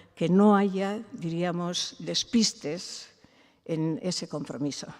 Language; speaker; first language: Spanish; non-native, local second language; Basque